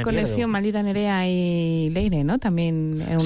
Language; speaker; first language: Spanish; native; Spanish